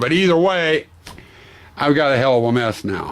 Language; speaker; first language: English; native; English